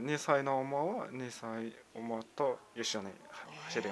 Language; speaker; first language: Japanese; non-native, learner; Mongolian